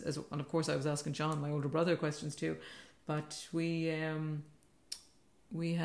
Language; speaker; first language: English; native; English